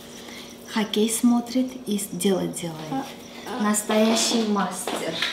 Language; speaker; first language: Russian; non-native, local second language; Armenian